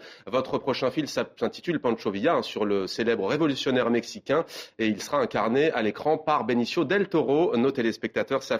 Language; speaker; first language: French; native; French